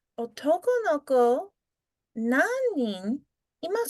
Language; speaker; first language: Japanese; non-native, fluent; English